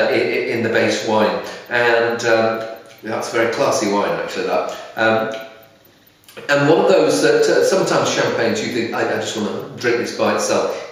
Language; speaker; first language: English; native; English